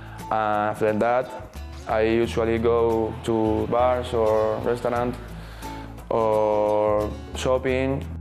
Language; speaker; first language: English; non-native, learner; Spanish